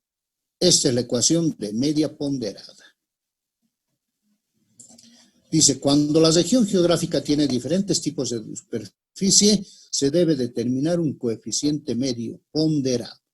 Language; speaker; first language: Spanish; native; Spanish